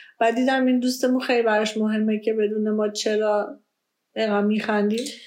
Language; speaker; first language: Persian; early bilingual, heritage; Persian